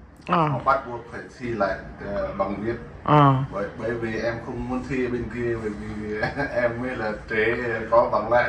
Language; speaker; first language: Vietnamese; non-native, local second language; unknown